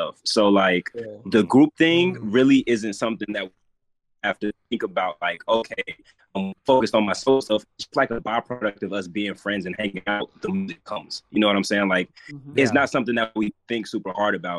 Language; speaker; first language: English; native; English